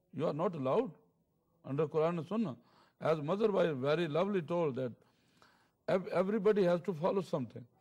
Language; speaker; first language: English; non-native, local second language; Urdu